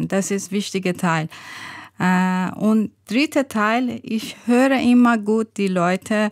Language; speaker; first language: German; non-native, learner; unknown